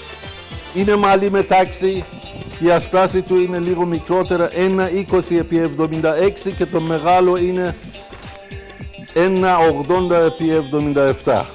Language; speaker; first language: Greek; non-native, fluent; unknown